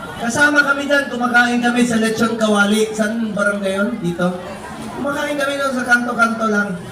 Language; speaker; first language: Filipino; non-native, local second language; Cebuano